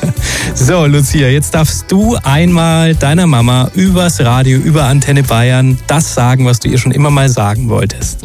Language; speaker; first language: German; native; German